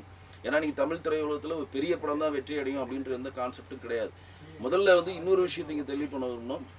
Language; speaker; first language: Tamil; native; Tamil